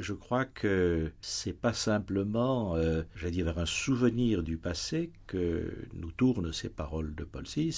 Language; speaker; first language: French; native; French